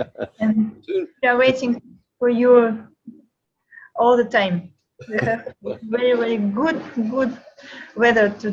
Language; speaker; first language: English; non-native, learner; Russian